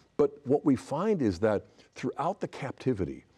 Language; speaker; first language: English; native; English